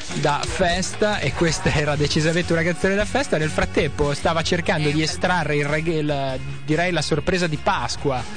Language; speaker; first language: Italian; native; Italian